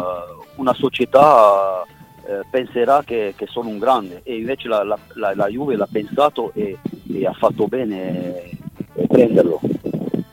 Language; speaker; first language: Italian; non-native, fluent; French